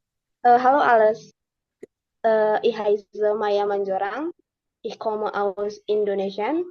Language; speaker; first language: German; non-native, learner; Indonesian